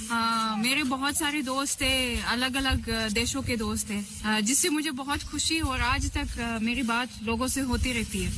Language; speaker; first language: Hindi; non-native, fluent; Russian